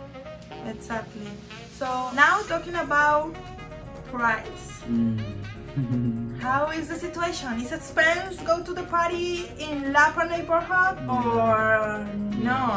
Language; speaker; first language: English; non-native, learner; Spanish